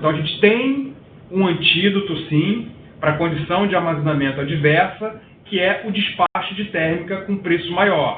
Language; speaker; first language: Portuguese; native; Portuguese